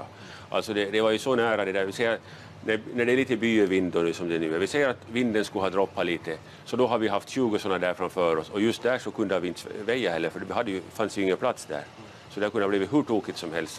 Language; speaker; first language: Swedish; native; Swedish